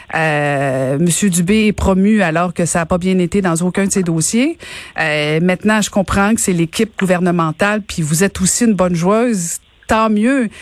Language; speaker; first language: French; native; French